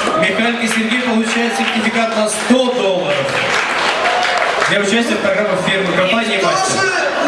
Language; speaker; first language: Russian; native; Russian